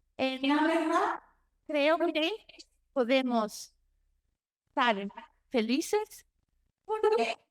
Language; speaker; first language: Spanish; non-native, learner; Portuguese